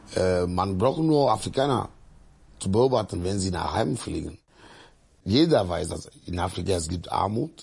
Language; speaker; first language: German; non-native, fluent; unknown